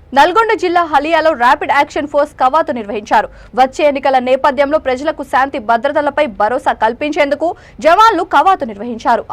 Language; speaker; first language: Telugu; native; Telugu